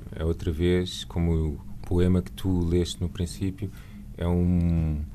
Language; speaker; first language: Portuguese; native; Portuguese